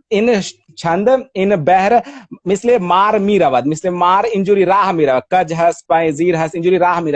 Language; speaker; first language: Persian; non-native, learner; Hindi